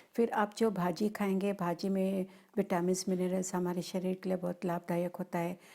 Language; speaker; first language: Hindi; non-native, local second language; Marathi